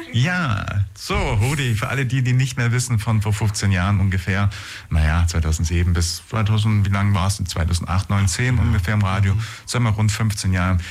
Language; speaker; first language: German; native; German